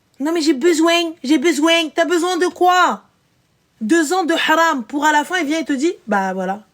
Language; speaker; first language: French; early bilingual, other home language; Arabic